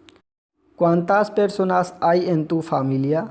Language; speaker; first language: Spanish; non-native, learner; Urdu